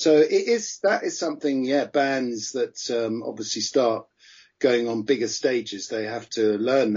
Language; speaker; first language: English; native; English